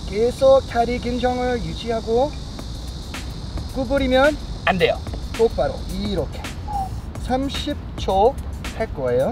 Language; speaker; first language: Korean; non-native, fluent; English